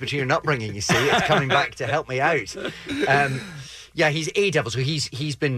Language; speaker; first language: English; native; English